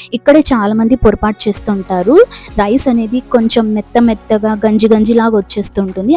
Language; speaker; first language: Telugu; non-native, local second language; Urdu